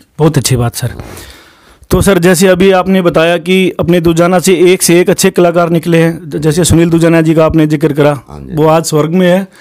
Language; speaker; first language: Hindi; native; Hindi